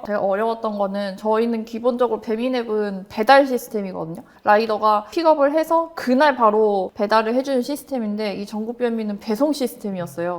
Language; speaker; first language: Korean; native; Korean